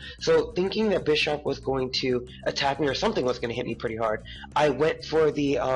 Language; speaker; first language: English; native; English